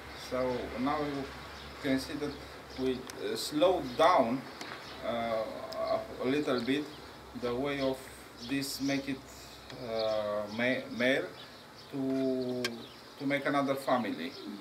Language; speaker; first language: English; non-native, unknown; Romanian